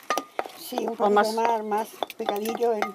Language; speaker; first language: Spanish; native; Spanish